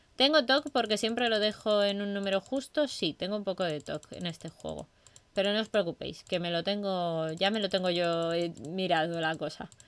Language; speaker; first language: Spanish; native; Spanish